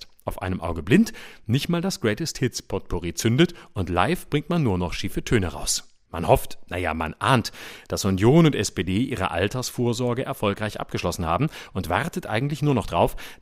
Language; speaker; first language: German; native; German